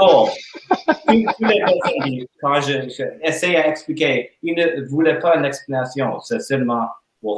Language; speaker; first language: French; non-native, learner; English